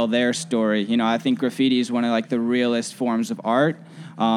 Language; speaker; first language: English; native; English